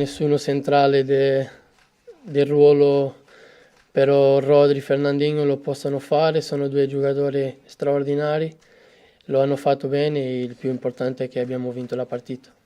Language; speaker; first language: Italian; non-native, fluent; Portuguese